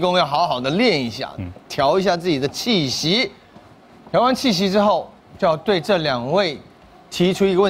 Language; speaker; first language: Chinese; native; Chinese